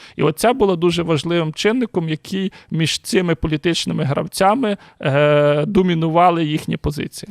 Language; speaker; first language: Ukrainian; native; Ukrainian